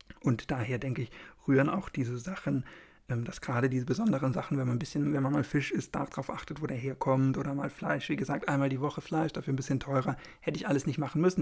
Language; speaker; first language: German; native; German